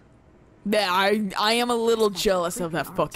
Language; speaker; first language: English; native; English